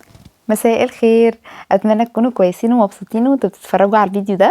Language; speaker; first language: Arabic; native; Arabic